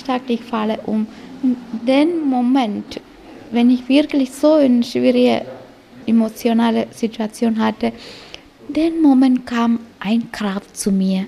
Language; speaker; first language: German; non-native, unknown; Malayalam